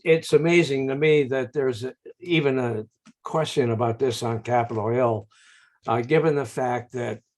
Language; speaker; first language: English; native; English